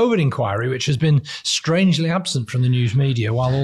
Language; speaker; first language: English; native; English